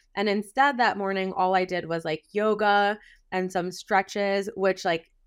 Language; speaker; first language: English; native; English